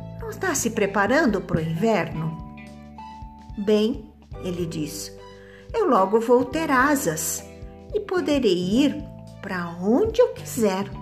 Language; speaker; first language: Portuguese; native; Portuguese